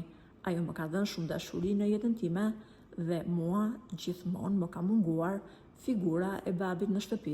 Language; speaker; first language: Albanian; native; Albanian